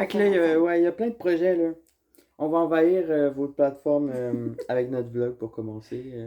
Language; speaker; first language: French; native; French